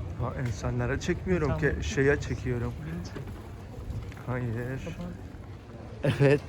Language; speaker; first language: Turkish; non-native, learner; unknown